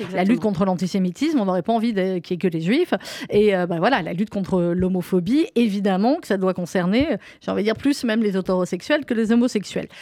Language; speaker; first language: French; native; French